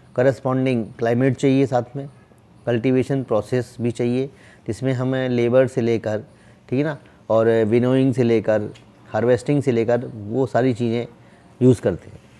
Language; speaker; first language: Hindi; native; Hindi